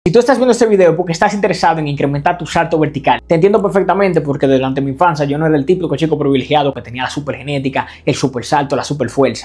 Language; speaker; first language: Spanish; native; Spanish